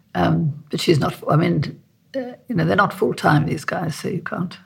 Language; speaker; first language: English; native; English